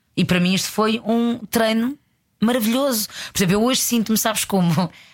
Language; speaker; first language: Portuguese; native; Portuguese